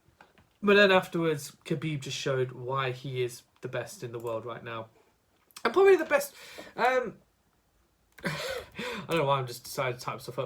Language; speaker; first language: English; native; English